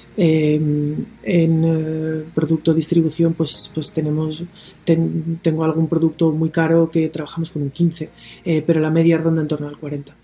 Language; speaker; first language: Spanish; native; Spanish